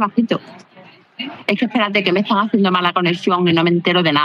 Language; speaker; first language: Spanish; native; Spanish